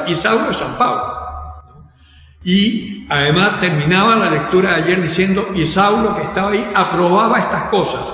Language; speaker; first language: Spanish; native; Spanish